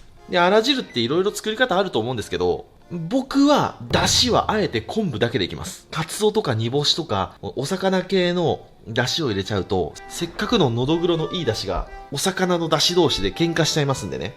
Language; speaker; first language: Japanese; native; Japanese